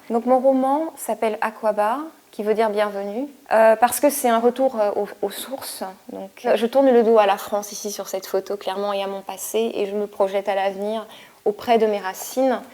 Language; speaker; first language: French; native; French